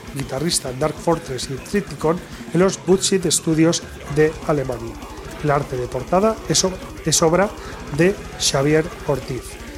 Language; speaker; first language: Spanish; native; Spanish